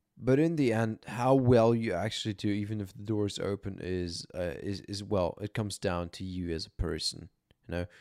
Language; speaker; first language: English; non-native, fluent; German